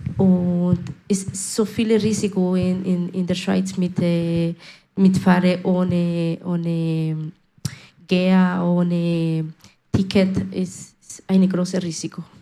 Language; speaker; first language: German; non-native, learner; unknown